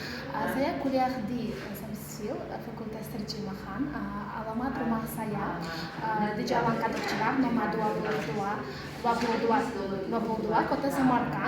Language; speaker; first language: Indonesian; non-native, learner; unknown